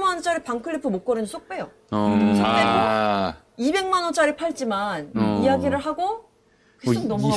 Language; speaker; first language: Korean; native; Korean